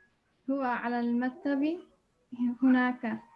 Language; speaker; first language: Arabic; non-native, learner; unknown